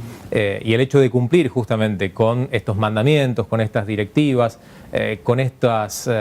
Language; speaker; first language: Spanish; native; Spanish